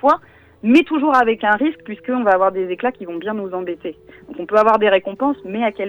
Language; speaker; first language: French; native; French